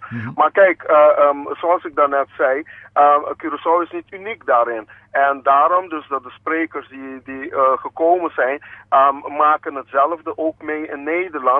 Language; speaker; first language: Dutch; non-native, local second language; Papiamento